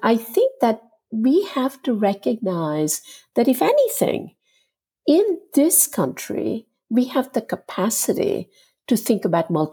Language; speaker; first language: English; non-native, local second language; Gujarati